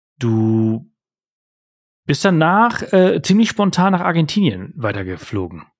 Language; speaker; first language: German; early bilingual, heritage; German